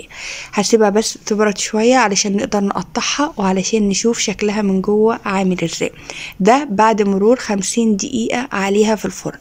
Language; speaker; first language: Arabic; native; Arabic